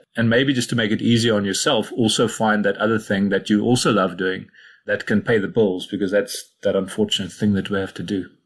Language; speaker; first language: English; non-native, local second language; Afrikaans